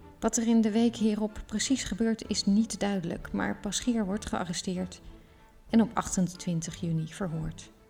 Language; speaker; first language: Dutch; native; Dutch